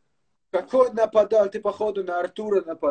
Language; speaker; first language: Russian; native; Russian